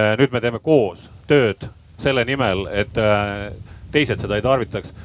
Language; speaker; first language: Estonian; native; Estonian